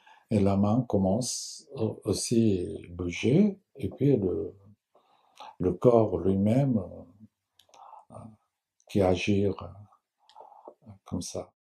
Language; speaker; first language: French; non-native, learner; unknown